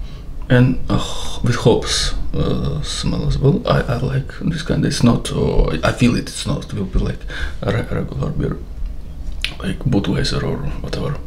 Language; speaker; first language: English; non-native, learner; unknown